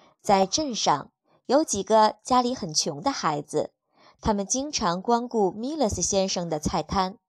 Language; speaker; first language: Chinese; native; Chinese